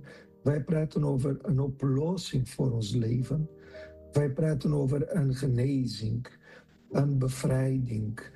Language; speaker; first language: Dutch; non-native, fluent; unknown